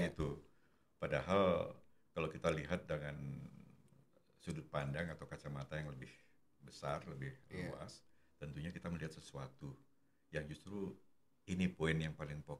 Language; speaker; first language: Indonesian; non-native, local second language; Javanese